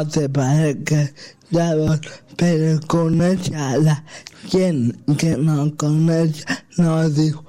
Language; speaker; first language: Catalan; non-native, local second language; Spanish